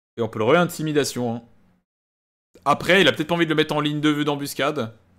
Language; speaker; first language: French; native; French